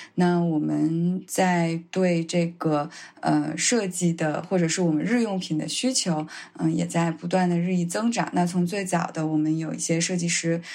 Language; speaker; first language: Chinese; native; Chinese